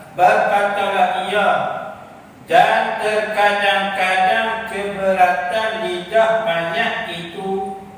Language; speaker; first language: Malay; native; Malay